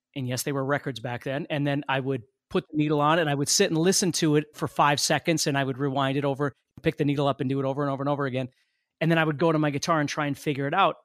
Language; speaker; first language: English; native; English